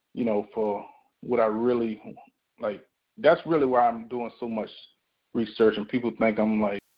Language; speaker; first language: English; native; English